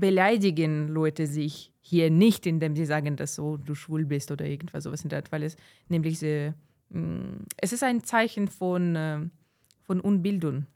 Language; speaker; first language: German; non-native, fluent; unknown